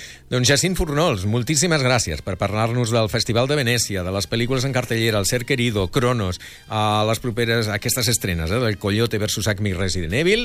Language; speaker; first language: Catalan; native; Catalan